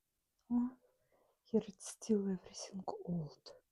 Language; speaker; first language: English; non-native, learner; Russian